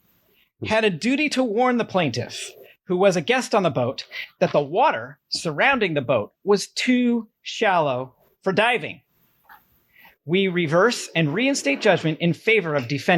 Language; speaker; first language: English; native; English